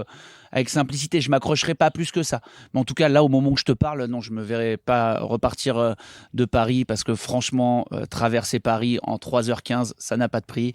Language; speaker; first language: French; native; French